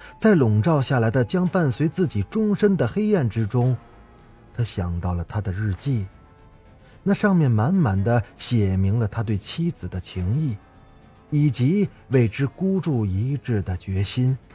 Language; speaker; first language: Chinese; native; Chinese